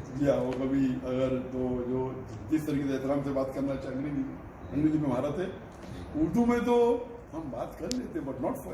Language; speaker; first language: Urdu; native; Urdu